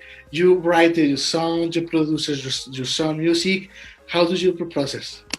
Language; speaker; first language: English; non-native, learner; Spanish